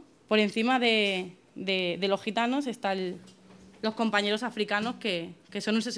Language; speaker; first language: Spanish; native; Spanish